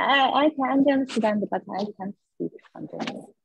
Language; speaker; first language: English; non-native, learner; Chinese